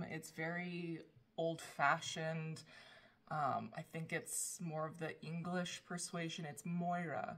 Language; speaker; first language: English; native; English